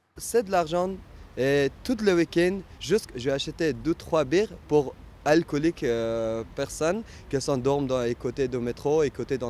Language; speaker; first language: French; non-native, learner; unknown